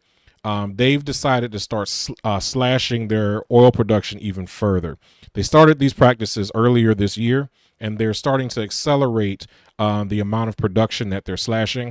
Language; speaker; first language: English; native; English